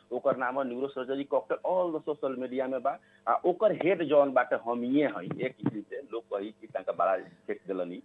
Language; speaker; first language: Bhojpuri; native; Bhojpuri